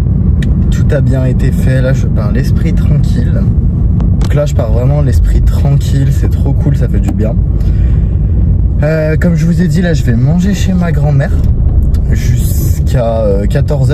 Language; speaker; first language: French; native; French